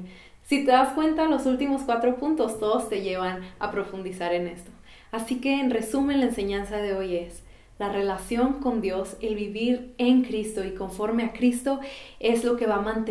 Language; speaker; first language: Spanish; native; Spanish